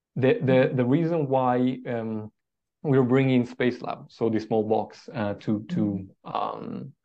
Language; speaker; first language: English; non-native, fluent; Italian